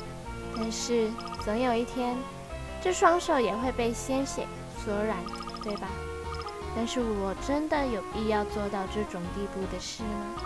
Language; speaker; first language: Chinese; native; Chinese